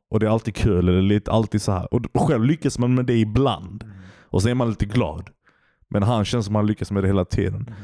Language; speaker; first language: Swedish; early bilingual, other home language; Turkish